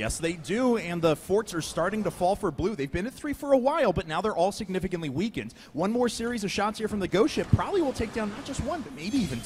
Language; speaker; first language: English; native; English